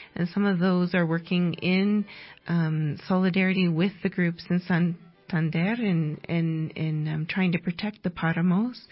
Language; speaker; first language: English; native; English